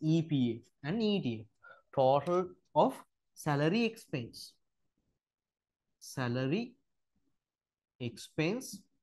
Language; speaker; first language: English; non-native, local second language; Sinhala